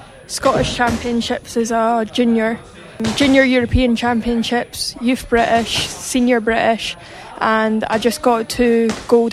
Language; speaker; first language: English; native; English